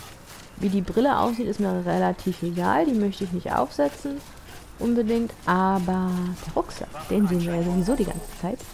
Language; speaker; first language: German; native; German